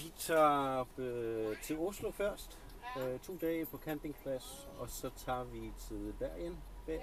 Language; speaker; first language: Danish; non-native, fluent; Polish